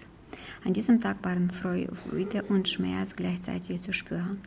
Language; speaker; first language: German; non-native, fluent; Ukrainian